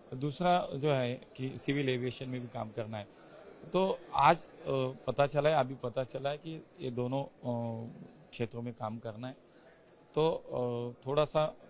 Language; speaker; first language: Hindi; non-native, local second language; Marathi